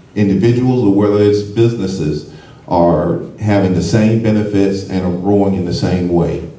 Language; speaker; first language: English; native; English